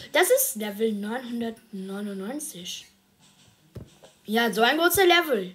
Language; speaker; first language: German; early bilingual, other home language; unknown